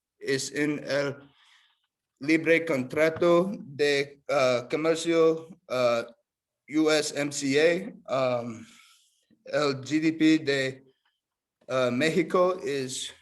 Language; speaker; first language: Spanish; non-native, learner; English